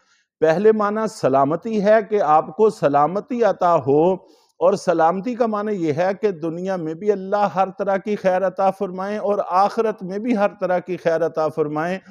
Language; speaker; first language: Urdu; native; Urdu